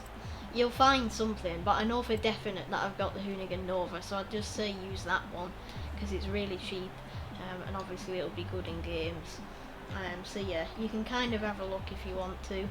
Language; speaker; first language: English; native; English